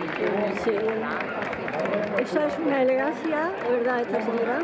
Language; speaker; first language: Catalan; non-native, local second language; Spanish